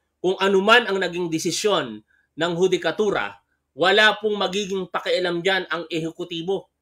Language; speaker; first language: Filipino; native; Filipino